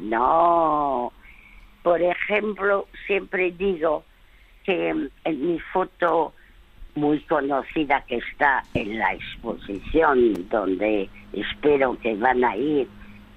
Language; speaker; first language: Spanish; early bilingual, other home language; French